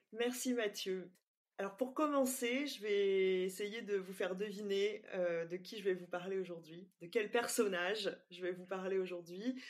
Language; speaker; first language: French; native; French